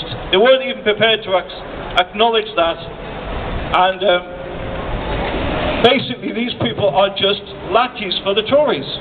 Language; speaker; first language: English; native; English